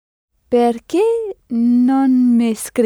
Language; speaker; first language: Italian; non-native, learner; French